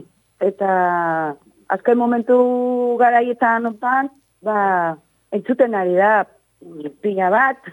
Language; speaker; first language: Basque; non-native, local second language; Spanish